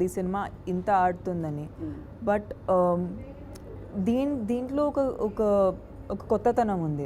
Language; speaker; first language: Telugu; non-native, fluent; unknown